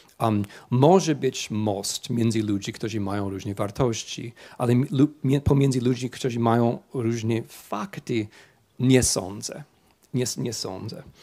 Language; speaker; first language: Polish; non-native, fluent; English